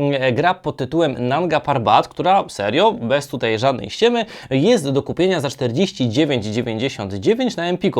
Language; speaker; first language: Polish; native; Polish